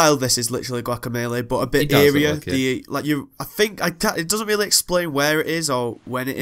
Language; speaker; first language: English; native; English